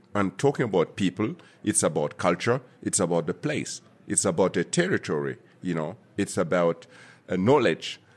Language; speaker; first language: English; non-native, fluent; Mossi